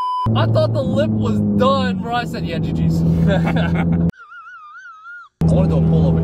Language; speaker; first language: English; native; English